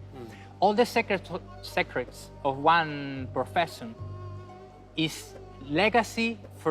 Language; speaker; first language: English; non-native, learner; Spanish